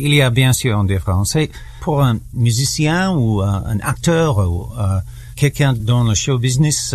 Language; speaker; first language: French; non-native, learner; English